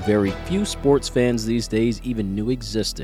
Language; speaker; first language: English; native; English